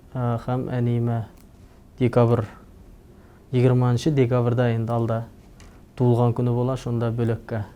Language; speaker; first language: Tatar; early bilingual, heritage; Tatar